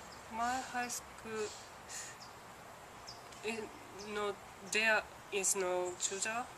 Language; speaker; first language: English; non-native, learner; Japanese